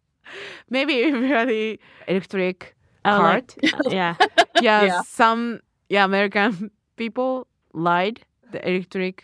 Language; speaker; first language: English; non-native, learner; Japanese